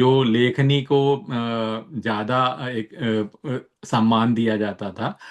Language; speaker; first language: Hindi; native; Hindi